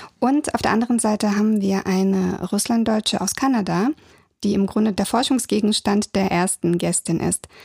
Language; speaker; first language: German; early bilingual, other home language; Russian